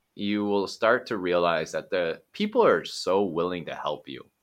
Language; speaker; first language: English; native; English